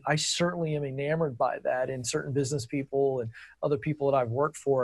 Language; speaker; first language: English; native; English